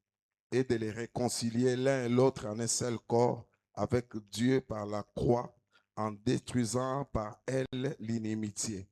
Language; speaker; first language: French; non-native, local second language; Lingala